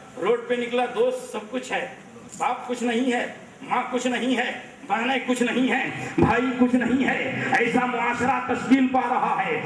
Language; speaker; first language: Urdu; native; Urdu